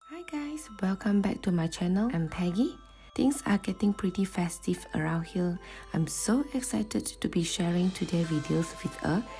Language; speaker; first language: English; non-native, fluent; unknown